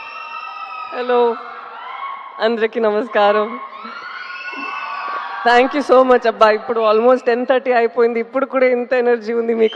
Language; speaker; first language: Telugu; non-native, local second language; Tamil